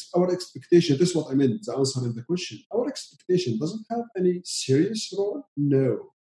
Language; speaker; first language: English; non-native, learner; Arabic